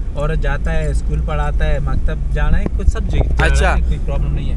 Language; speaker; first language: Hindi; non-native, learner; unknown